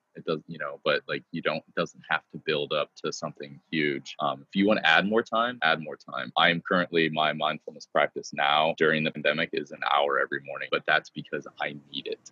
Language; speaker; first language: English; native; English